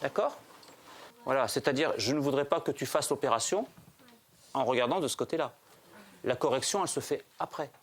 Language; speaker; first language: French; native; French